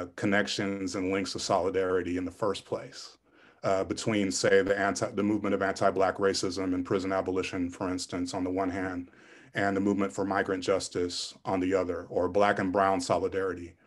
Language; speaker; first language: English; native; English